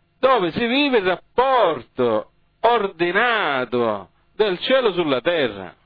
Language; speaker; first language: Italian; early bilingual, heritage; English